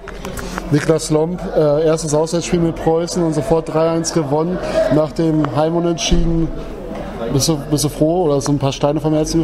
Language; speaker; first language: German; native; German